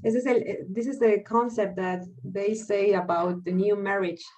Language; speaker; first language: English; non-native, learner; Spanish